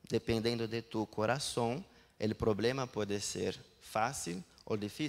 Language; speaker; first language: Spanish; non-native, learner; Portuguese